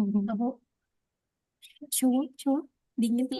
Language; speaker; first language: Korean; non-native, learner; Indonesian